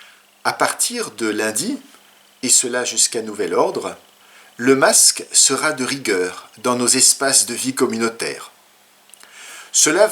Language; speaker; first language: French; native; French